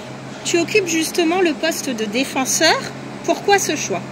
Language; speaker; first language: French; native; French